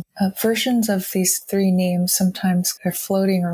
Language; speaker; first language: English; native; English